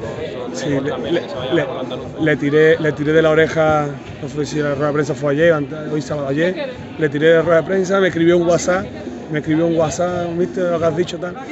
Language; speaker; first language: Spanish; native; Spanish